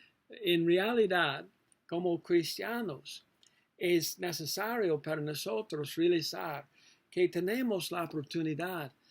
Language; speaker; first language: Spanish; non-native, learner; English